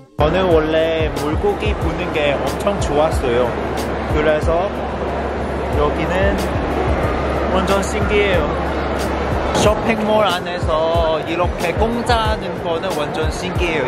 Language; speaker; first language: Korean; non-native, learner; Cantonese